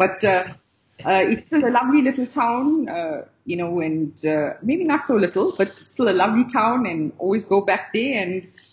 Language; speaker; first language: English; native; English